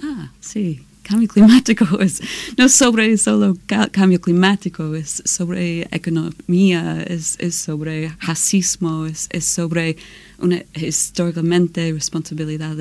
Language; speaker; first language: Spanish; non-native, learner; English